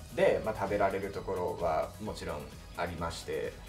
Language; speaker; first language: Japanese; non-native, fluent; English